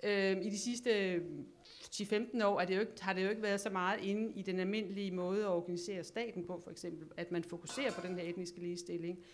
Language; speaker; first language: Danish; native; Danish